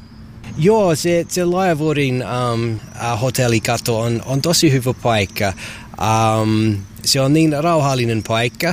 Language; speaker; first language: Finnish; non-native, learner; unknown